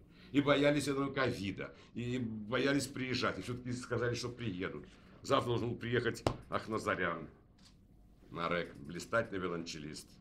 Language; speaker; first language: Russian; native; Russian